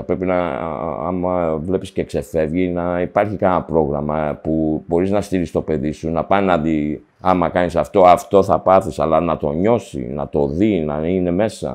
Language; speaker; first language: Greek; early bilingual, heritage; Greek